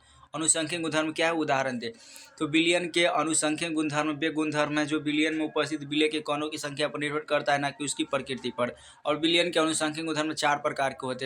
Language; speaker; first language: Hindi; native; Hindi